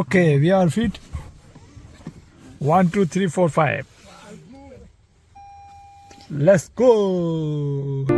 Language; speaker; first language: English; non-native, learner; Tibetan